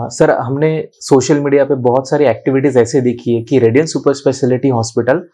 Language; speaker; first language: Hindi; non-native, local second language; Marathi